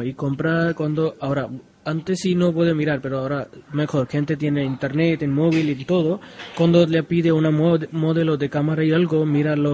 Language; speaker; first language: Spanish; non-native, learner; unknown